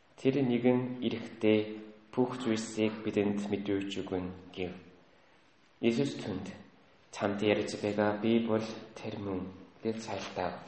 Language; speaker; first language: Mongolian; native; Mongolian